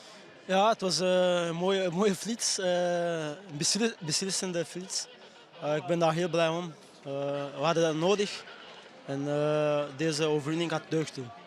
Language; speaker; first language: Dutch; non-native, fluent; French